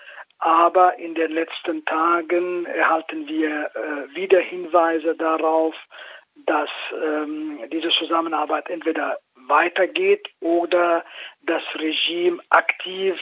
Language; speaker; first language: German; non-native, fluent; Kurdish